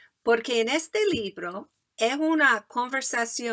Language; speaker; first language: Spanish; non-native, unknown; English